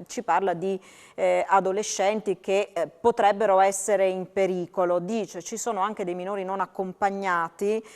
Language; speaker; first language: Italian; native; Italian